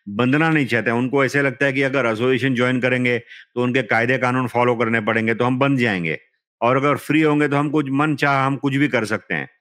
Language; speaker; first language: Hindi; non-native, local second language; Marathi